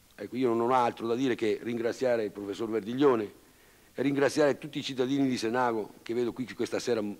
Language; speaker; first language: Italian; native; Italian